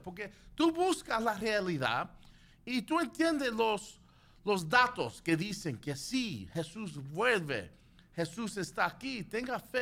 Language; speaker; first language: Spanish; early bilingual, heritage; Spanish